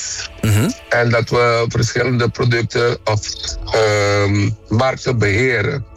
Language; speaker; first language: Dutch; non-native, local second language; Papiamento